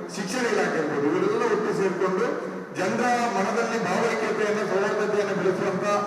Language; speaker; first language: Kannada; non-native, local second language; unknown